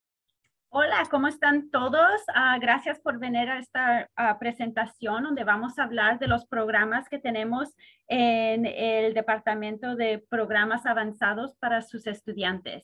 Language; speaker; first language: Spanish; early bilingual, heritage; Spanish